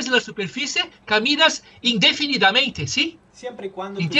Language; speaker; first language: Spanish; non-native, fluent; Portuguese